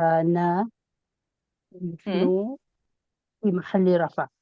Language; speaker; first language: Arabic; non-native, learner; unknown